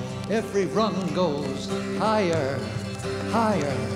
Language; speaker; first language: English; native; English